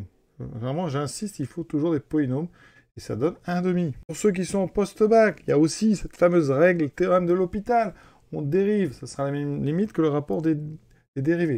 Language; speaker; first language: French; native; French